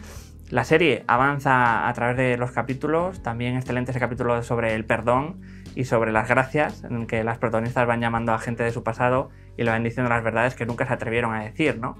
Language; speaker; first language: Spanish; native; Spanish